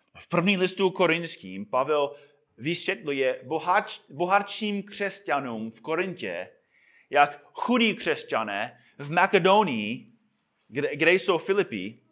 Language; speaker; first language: Czech; non-native, fluent; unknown